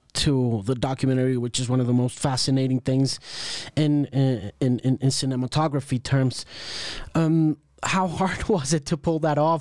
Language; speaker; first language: English; non-native, fluent; Spanish